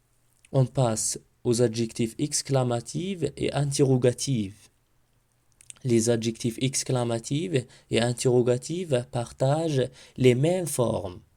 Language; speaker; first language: French; non-native, local second language; Arabic